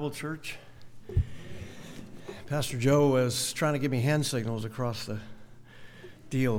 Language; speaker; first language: English; native; English